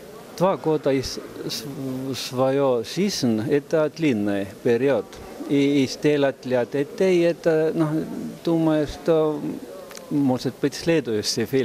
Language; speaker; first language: Russian; non-native, fluent; Estonian